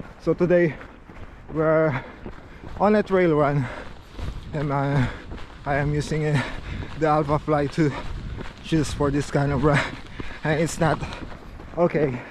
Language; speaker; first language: English; non-native, local second language; Filipino